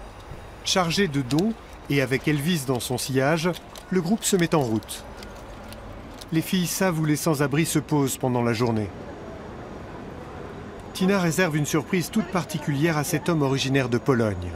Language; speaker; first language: French; native; French